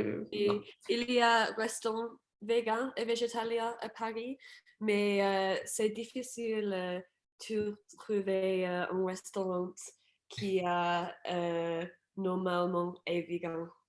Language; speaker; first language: French; non-native, fluent; English